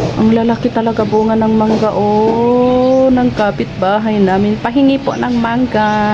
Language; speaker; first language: Filipino; non-native, local second language; Iloko